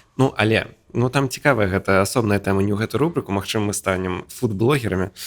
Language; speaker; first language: Belarusian; non-native, local second language; Russian